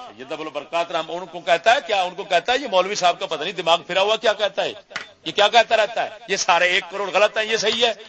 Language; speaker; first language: Urdu; non-native, local second language; Punjabi